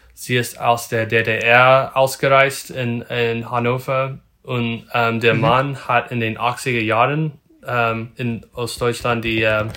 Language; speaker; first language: German; non-native, learner; English